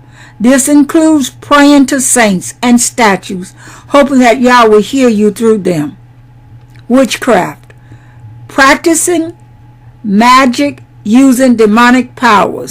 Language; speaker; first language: English; native; English